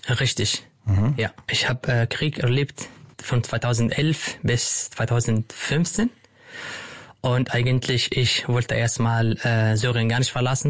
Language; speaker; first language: German; non-native, fluent; Arabic